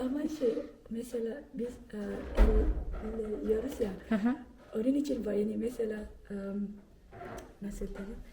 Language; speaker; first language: Turkish; non-native, learner; Malay